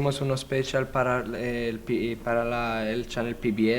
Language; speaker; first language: Spanish; non-native, learner; Italian